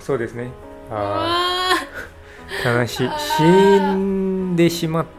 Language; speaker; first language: Japanese; non-native, learner; English